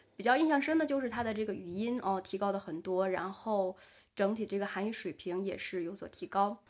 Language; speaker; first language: Chinese; native; Chinese